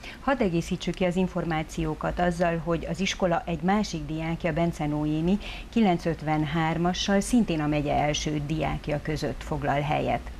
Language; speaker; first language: Hungarian; native; Hungarian